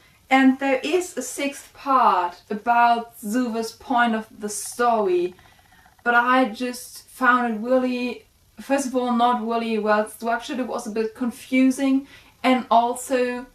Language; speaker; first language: English; non-native, fluent; German